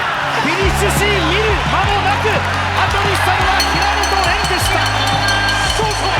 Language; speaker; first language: Japanese; native; Japanese